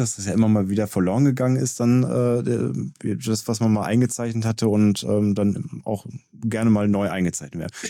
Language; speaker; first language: German; native; German